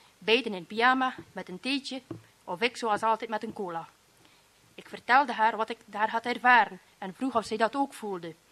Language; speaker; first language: Dutch; native; Dutch